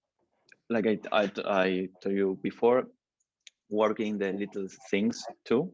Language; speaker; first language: English; non-native, learner; Spanish